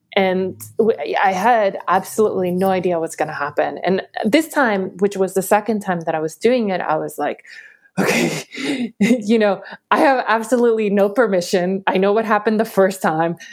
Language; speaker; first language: English; early bilingual, other home language; Spanish